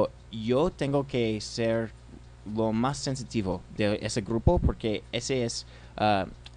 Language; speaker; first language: Spanish; non-native, learner; English